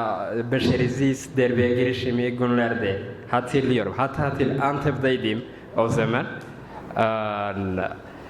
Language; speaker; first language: Turkish; non-native, learner; Somali